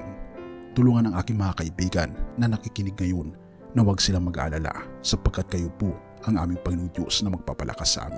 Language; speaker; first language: Filipino; native; Filipino